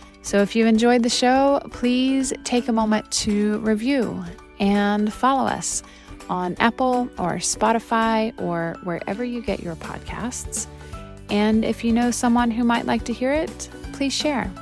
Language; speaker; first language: English; native; English